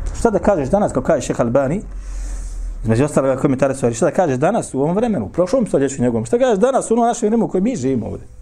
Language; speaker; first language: Bosnian; native; Bosnian